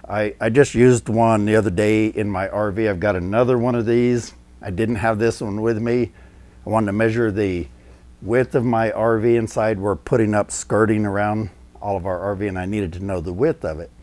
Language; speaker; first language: English; native; English